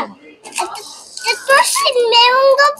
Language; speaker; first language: Russian; early bilingual, heritage; Russian